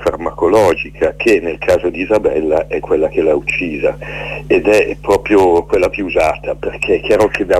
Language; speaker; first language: Italian; native; Italian